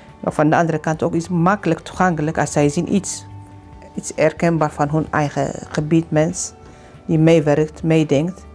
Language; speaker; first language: Dutch; non-native, fluent; Tigrinya